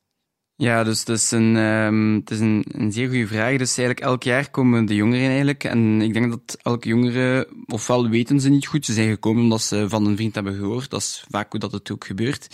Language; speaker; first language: Dutch; non-native, local second language; French